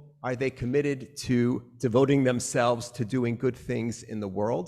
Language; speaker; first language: English; native; English